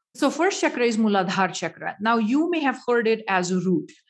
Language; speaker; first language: English; non-native, local second language; Marathi